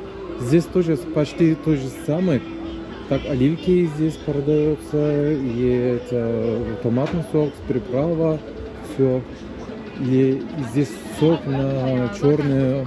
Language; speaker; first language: Russian; non-native, learner; Turkish